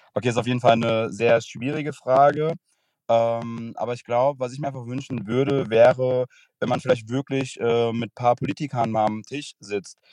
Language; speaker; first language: German; native; German